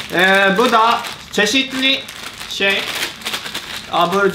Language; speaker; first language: Turkish; non-native, learner; Japanese